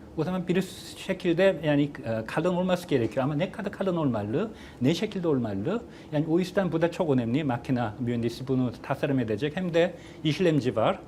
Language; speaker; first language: Turkish; non-native, fluent; Korean